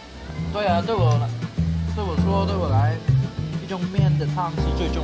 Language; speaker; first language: Chinese; non-native, learner; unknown